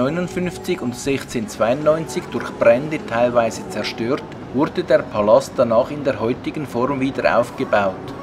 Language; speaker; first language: German; native; German